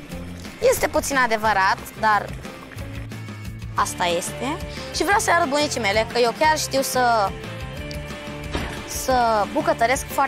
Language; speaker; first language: Romanian; early bilingual, heritage; Romanian